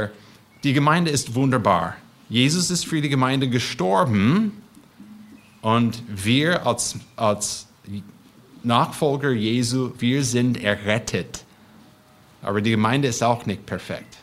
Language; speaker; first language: German; non-native, fluent; English